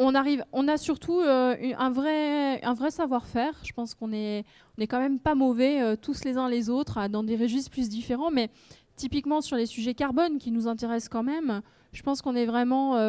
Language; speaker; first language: French; native; French